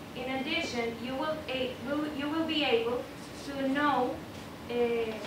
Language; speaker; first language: English; non-native, fluent; Spanish